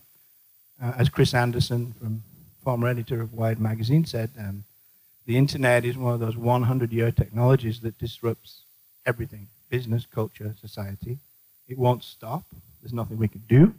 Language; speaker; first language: English; native; English